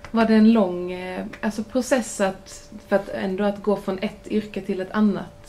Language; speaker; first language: Swedish; native; Swedish